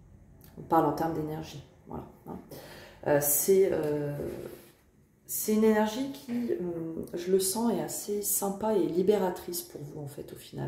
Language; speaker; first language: French; native; French